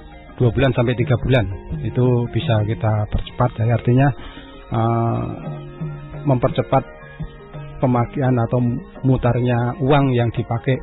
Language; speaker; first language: Indonesian; non-native, local second language; Javanese